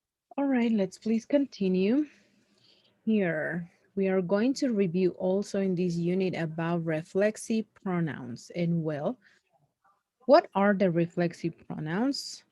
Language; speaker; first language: English; non-native, fluent; Spanish